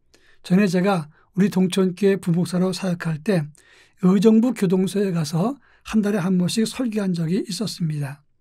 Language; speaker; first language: Korean; native; Korean